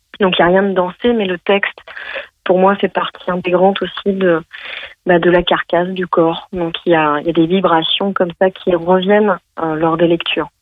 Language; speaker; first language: French; native; French